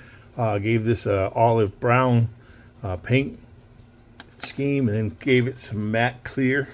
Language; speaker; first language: English; native; English